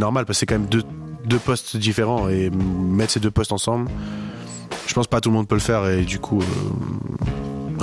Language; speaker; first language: French; native; French